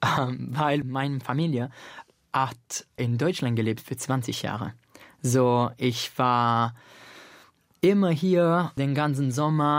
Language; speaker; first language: German; non-native, fluent; Italian